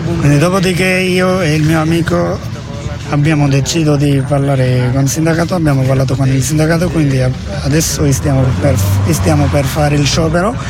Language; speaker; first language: Italian; non-native, learner; Bangla